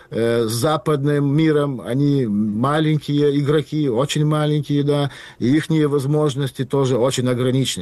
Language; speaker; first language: Russian; non-native, fluent; Lithuanian